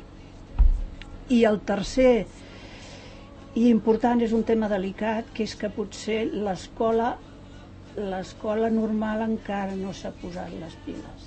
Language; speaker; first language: Catalan; native; Catalan